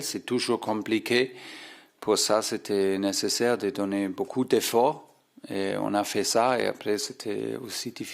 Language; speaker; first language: French; non-native, fluent; German